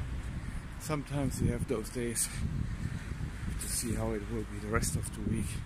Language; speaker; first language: English; non-native, fluent; German